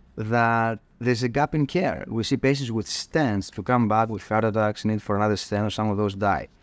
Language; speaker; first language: English; non-native, fluent; Greek